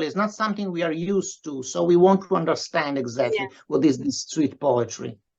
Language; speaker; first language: English; non-native, fluent; Italian